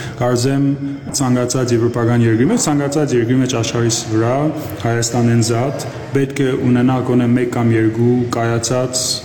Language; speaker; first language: Armenian; early bilingual, heritage; Armenian